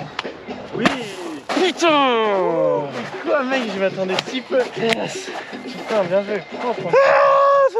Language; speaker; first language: French; native; French